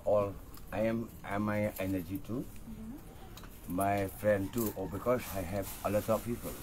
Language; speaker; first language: English; non-native, learner; Balinese